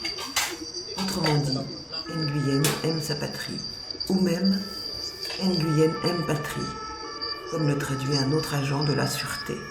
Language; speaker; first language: French; native; French